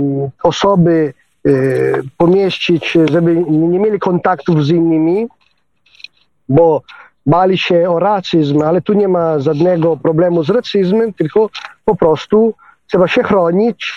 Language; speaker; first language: Polish; non-native, fluent; Italian